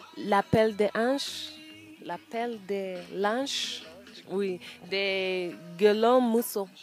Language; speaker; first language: French; non-native, learner; English